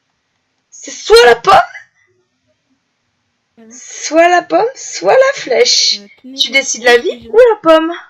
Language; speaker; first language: French; native; French